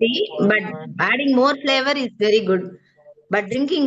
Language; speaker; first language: English; non-native, learner; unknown